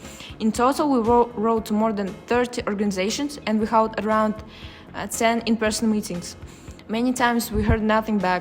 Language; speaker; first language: English; non-native, fluent; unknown